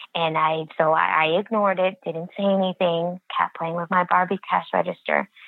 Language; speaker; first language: English; native; English